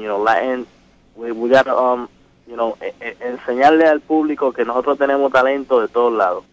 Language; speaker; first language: Spanish; early bilingual, heritage; Spanish